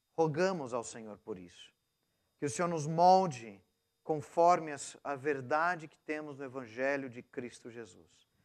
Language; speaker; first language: Portuguese; non-native, local second language; English